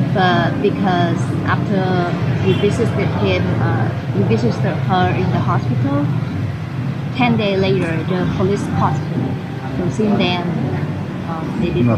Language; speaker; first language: English; non-native, fluent; Vietnamese